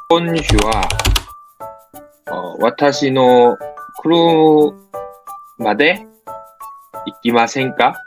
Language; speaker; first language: Japanese; non-native, learner; Korean